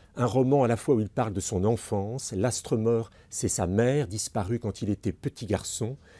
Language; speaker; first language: French; native; French